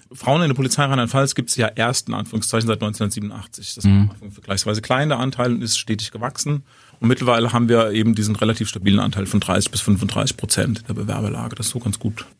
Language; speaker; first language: German; native; German